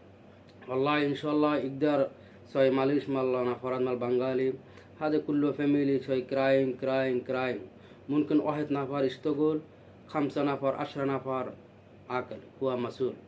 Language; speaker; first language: Arabic; non-native, learner; Bangla